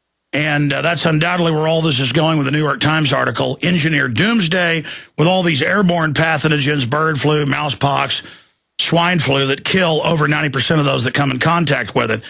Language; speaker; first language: English; native; English